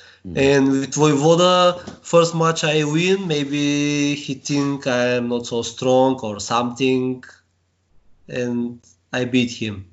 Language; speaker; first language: English; non-native, learner; Bulgarian